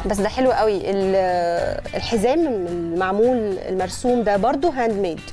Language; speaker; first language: Arabic; native; Arabic